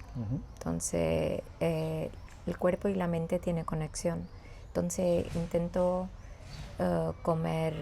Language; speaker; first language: Spanish; non-native, fluent; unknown